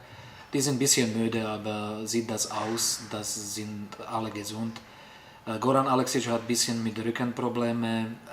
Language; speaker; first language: German; non-native, fluent; Slovak